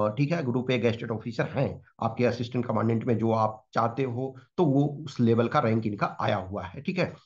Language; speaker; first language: Hindi; native; Hindi